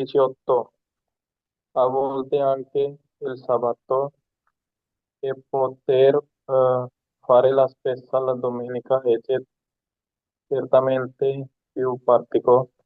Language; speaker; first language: Italian; non-native, learner; Hindi